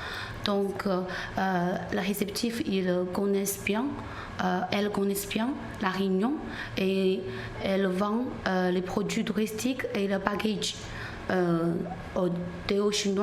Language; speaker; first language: French; non-native, learner; Chinese